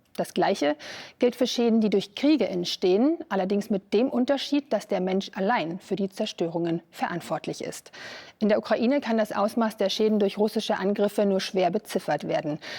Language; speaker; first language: German; native; German